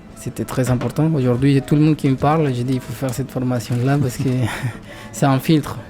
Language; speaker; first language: French; non-native, fluent; Spanish